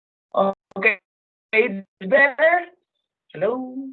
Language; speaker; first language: English; non-native, fluent; Spanish